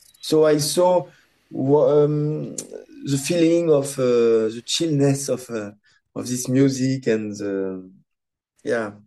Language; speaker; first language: English; non-native, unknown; French